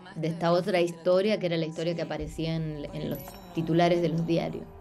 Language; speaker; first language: Spanish; native; Spanish